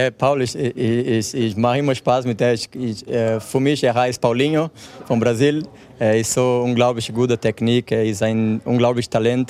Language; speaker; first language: German; non-native, fluent; Portuguese